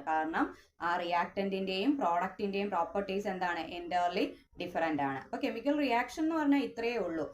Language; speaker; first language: Malayalam; native; Malayalam